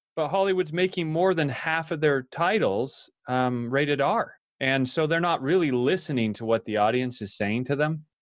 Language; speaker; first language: English; native; English